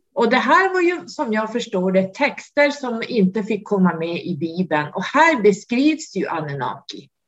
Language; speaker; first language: Swedish; native; Swedish